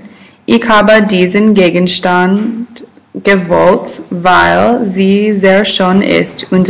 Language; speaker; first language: German; non-native, learner; English